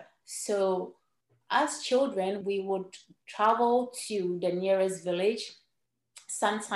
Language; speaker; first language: English; non-native, local second language; Ewe